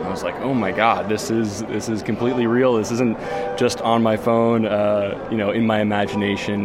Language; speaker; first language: English; native; English